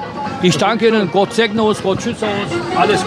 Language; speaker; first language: German; non-native, fluent; Turkish